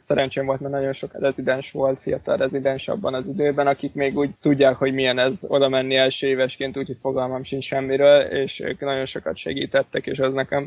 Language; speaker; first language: Hungarian; native; Hungarian